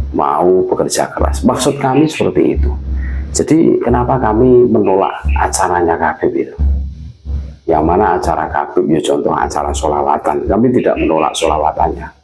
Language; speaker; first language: Indonesian; native; Indonesian